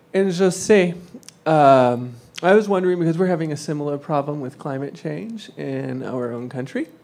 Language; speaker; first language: English; native; English